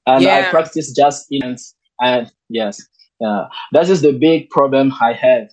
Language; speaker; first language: English; non-native, learner; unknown